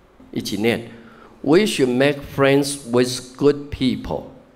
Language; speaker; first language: English; non-native, fluent; Chinese